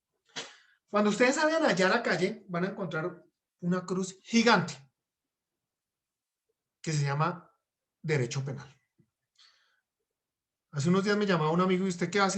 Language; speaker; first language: Spanish; native; Spanish